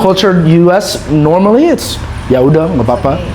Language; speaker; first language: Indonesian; non-native, learner; English